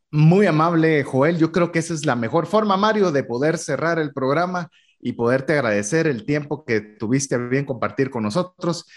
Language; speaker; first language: Spanish; native; Spanish